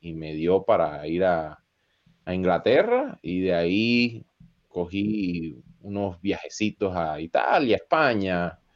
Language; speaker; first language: Spanish; native; Spanish